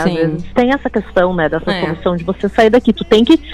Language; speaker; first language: Portuguese; native; Portuguese